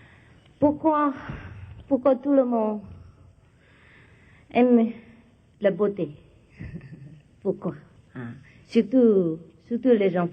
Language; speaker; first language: French; non-native, fluent; Vietnamese